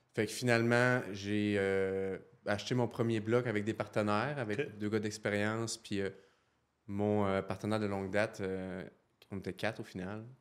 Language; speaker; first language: French; native; French